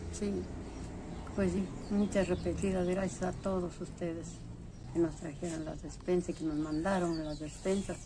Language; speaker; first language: Spanish; native; Spanish